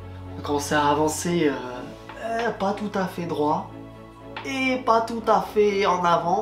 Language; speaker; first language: French; native; French